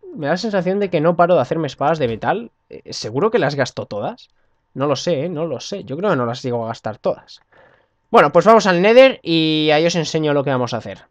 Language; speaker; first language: Spanish; native; Spanish